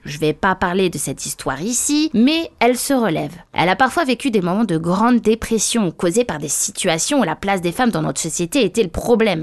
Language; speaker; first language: French; native; French